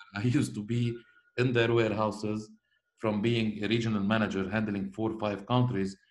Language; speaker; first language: English; non-native, fluent; Arabic